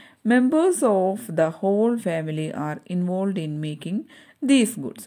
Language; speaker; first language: English; non-native, local second language; Malayalam